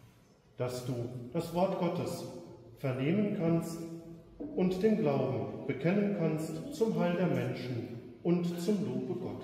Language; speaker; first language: German; native; German